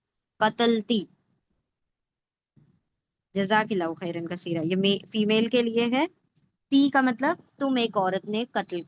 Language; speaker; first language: Urdu; native; Urdu